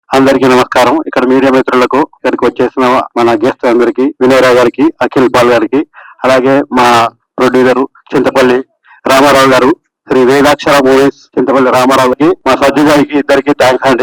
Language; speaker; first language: Telugu; native; Telugu